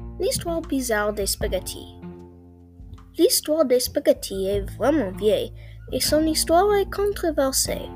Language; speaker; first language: French; non-native, learner; English